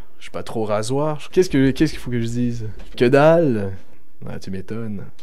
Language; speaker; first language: French; native; French